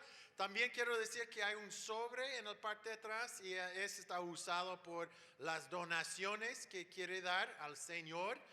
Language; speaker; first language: Spanish; non-native, fluent; English